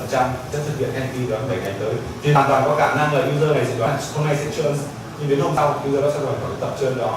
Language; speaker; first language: Vietnamese; native; Vietnamese